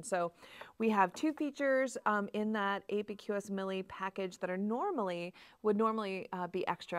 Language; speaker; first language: English; native; English